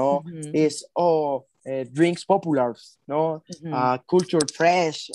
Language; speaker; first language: English; non-native, learner; Spanish